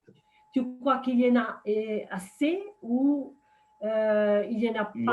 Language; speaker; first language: French; non-native, fluent; Italian